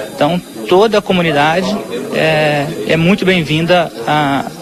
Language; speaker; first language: Portuguese; native; Portuguese